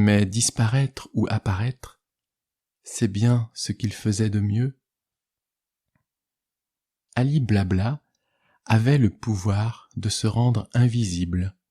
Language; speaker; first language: French; native; French